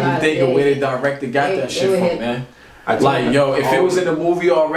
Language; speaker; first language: English; native; English